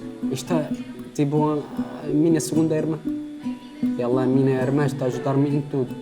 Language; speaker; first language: Portuguese; non-native, learner; Arabic